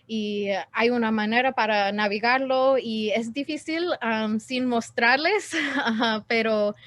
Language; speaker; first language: Spanish; non-native, learner; English